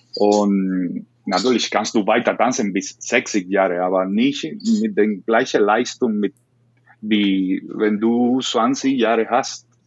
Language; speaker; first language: German; non-native, learner; Spanish